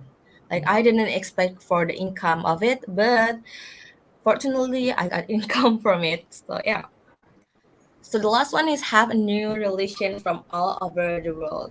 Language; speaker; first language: English; non-native, learner; Indonesian